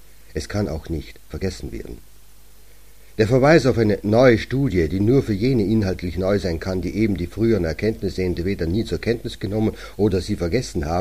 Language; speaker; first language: German; native; German